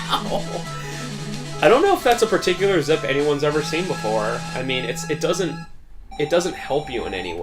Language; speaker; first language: English; native; English